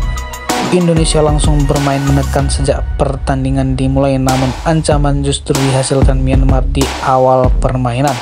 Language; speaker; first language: Indonesian; native; Indonesian